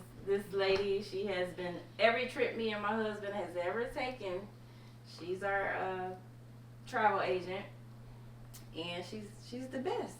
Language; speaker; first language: English; native; English